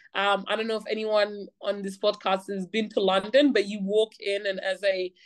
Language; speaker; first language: English; native; English